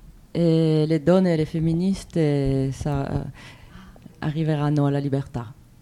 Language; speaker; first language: Italian; native; Italian